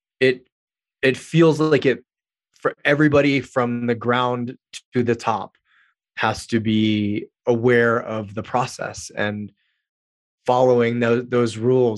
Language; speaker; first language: English; native; English